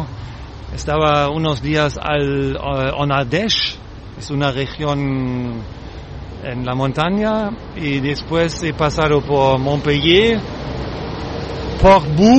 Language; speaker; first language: Spanish; non-native, learner; German